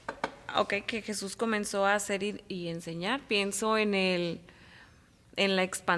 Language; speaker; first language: Spanish; native; Spanish